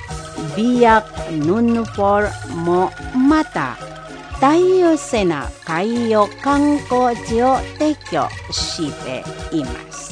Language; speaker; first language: Japanese; non-native, fluent; Indonesian